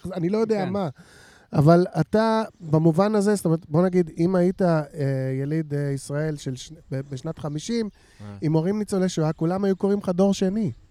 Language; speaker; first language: Hebrew; native; Hebrew